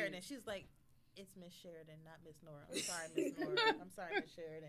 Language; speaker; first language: English; native; English